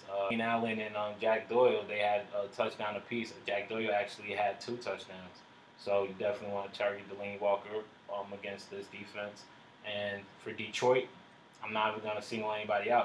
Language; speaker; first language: English; native; English